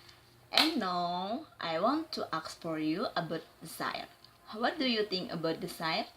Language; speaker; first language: English; non-native, learner; Indonesian